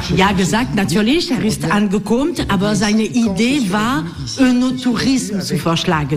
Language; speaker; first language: German; non-native, fluent; French